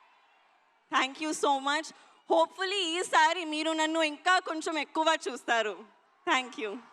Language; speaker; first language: Telugu; non-native, local second language; Hindi